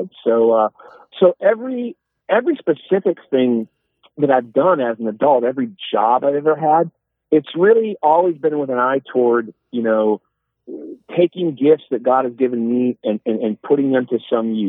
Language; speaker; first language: English; native; English